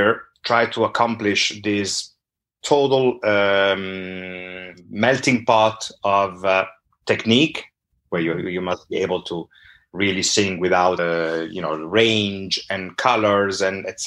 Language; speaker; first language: English; non-native, fluent; Italian